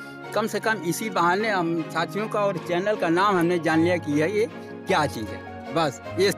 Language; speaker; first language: Hindi; native; Hindi